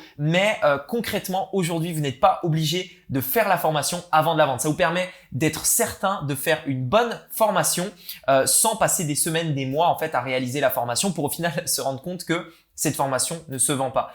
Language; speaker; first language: French; native; French